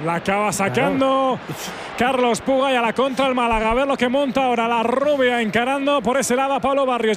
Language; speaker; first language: Spanish; native; Spanish